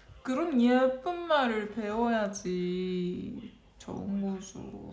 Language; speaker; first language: Korean; non-native, local second language; Japanese